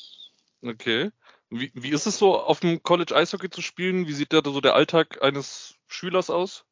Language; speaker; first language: German; native; German